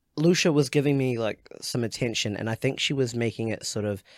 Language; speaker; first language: English; native; English